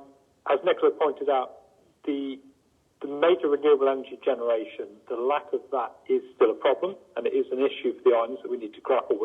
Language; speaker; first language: English; native; English